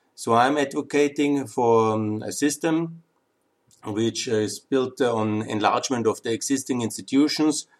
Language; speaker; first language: English; non-native, fluent; German